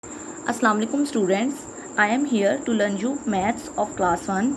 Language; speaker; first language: English; non-native, local second language; Urdu